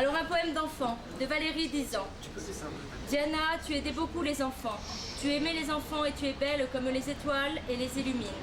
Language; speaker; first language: French; native; French